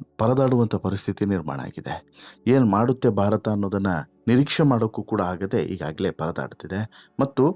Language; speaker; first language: Kannada; native; Kannada